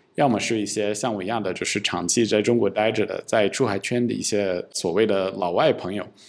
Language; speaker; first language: Chinese; non-native, fluent; English